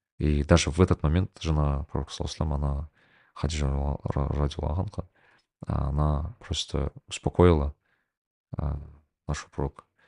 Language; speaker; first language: Russian; non-native, local second language; Kazakh